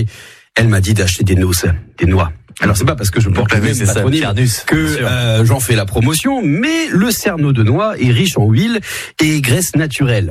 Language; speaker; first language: French; native; French